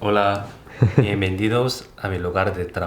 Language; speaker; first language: Spanish; non-native, learner; Korean